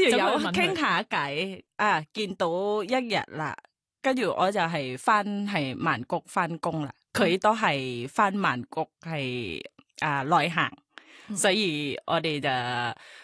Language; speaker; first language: Cantonese; non-native, learner; Thai